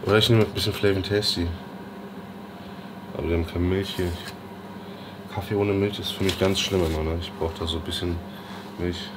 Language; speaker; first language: German; native; German